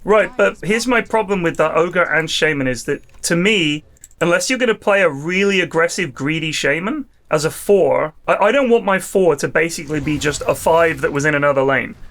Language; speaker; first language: English; native; English